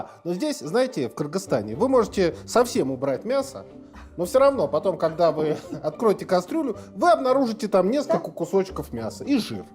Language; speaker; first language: Russian; native; Russian